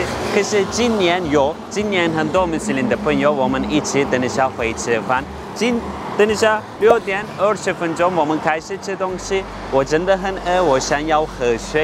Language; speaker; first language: Chinese; non-native, fluent; Turkish